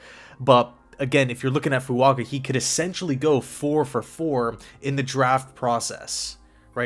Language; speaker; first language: English; native; English